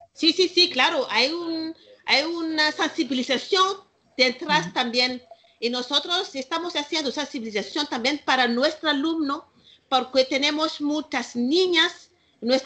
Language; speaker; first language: Spanish; non-native, learner; Malagasy